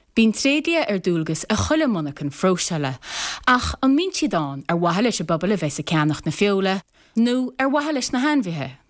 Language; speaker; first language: Irish; native; Irish